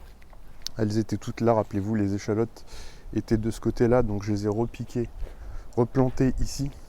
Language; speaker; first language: French; native; French